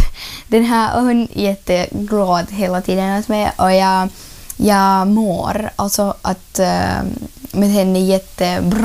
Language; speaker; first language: Swedish; non-native, learner; Russian